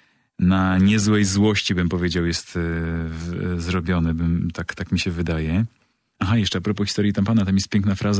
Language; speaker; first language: Polish; native; Polish